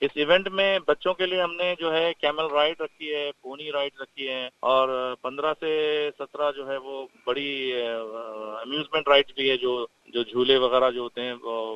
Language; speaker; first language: Urdu; native; Urdu